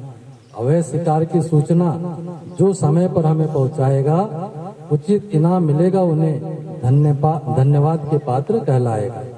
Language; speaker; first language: Hindi; native; Hindi